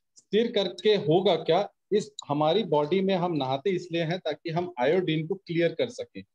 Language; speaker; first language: Hindi; native; Hindi